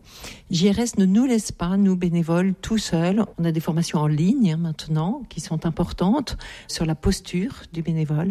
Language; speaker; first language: French; native; French